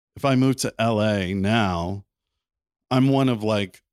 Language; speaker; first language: English; native; English